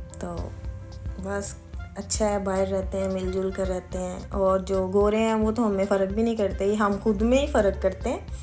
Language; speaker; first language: Urdu; native; Urdu